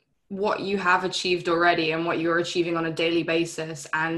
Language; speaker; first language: English; native; English